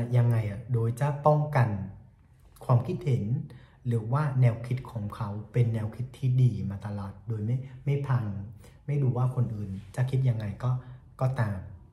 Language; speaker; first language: Thai; non-native, fluent; Vietnamese